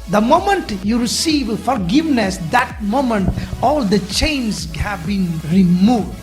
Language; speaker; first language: English; non-native, local second language; Tamil